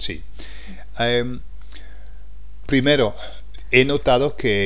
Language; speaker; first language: Spanish; non-native, fluent; English